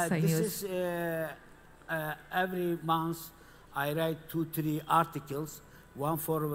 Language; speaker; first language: English; non-native, learner; Kurdish